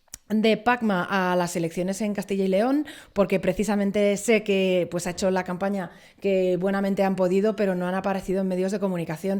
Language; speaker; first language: Spanish; native; Spanish